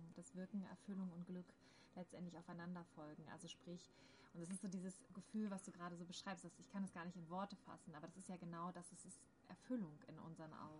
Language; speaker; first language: German; native; German